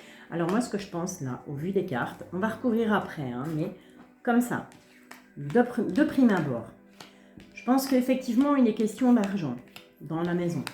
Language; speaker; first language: French; native; French